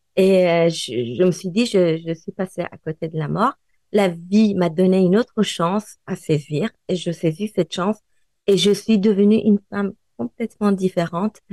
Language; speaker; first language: French; non-native, fluent; Persian